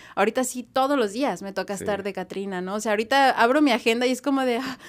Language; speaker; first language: Spanish; native; Spanish